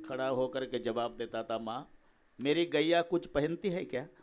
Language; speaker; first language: Hindi; non-native, local second language; Marathi